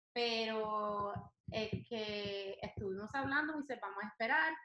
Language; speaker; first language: Spanish; non-native, fluent; English